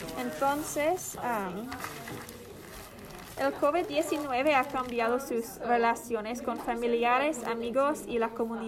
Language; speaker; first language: Spanish; non-native, learner; English